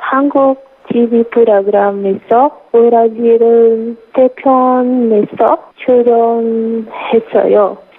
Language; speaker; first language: Korean; non-native, learner; Portuguese